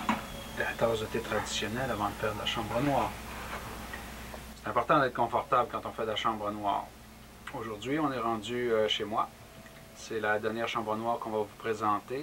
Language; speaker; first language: French; native; French